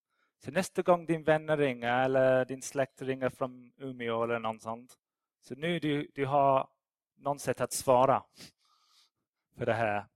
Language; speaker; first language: Swedish; non-native, fluent; English